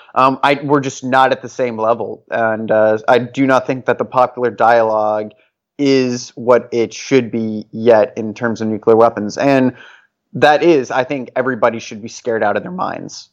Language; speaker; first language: English; non-native, fluent; Norwegian